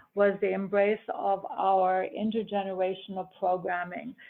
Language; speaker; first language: English; early bilingual, other home language; German